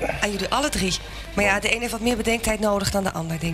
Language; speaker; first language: Dutch; native; Dutch